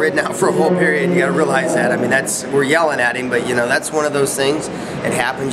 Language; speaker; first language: English; native; English